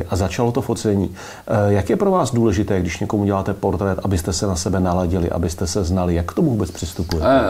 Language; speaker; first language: Czech; native; Czech